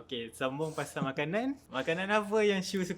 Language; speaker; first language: Malay; native; Malay